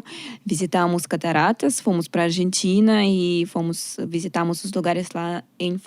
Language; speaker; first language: Portuguese; non-native, learner; Russian